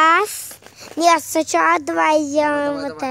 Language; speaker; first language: Russian; early bilingual, heritage; Russian